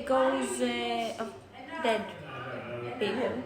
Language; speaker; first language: English; non-native, learner; Greek